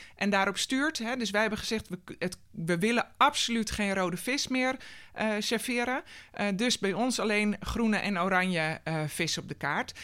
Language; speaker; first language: Dutch; native; Dutch